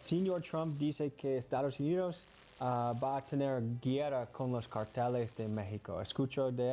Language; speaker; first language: Spanish; non-native, learner; English